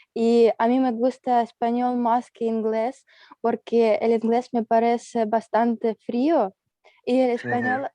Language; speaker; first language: Spanish; non-native, learner; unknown